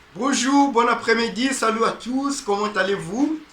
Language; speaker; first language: French; non-native, fluent; Portuguese